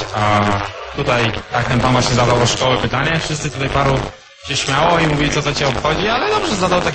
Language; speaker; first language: Polish; non-native, learner; Croatian